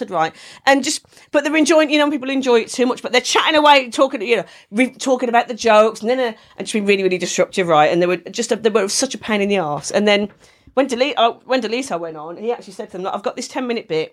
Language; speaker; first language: English; native; English